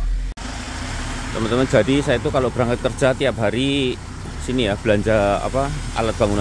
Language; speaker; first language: Indonesian; non-native, local second language; Javanese